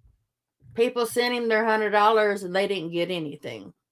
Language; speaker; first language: English; native; English